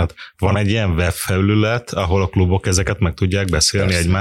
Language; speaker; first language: Hungarian; native; Hungarian